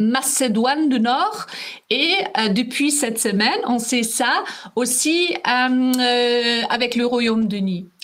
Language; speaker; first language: French; non-native, fluent; German